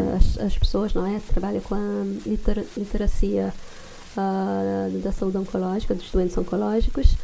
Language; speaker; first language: Portuguese; non-native, local second language; Kabuverdianu